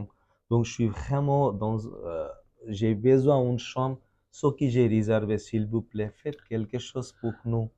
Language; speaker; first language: French; non-native, fluent; Bangla